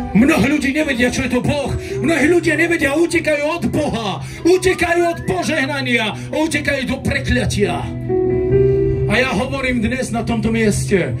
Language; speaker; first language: Slovak; non-native, local second language; Romany